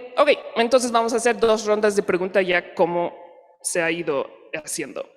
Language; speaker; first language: Spanish; non-native, fluent; French